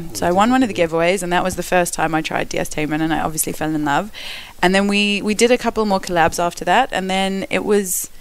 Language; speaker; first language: English; native; English